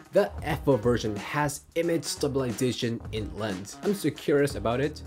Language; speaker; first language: English; non-native, fluent; Japanese